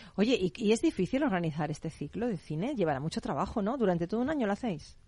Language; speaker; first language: Spanish; native; Spanish